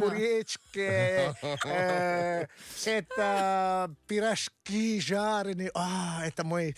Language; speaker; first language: Russian; non-native, learner; Italian